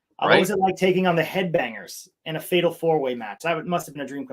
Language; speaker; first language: English; native; English